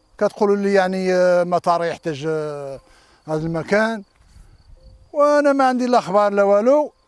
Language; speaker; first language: Arabic; non-native, local second language; Riffian